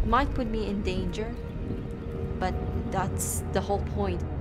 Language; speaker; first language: English; non-native, fluent; Arabic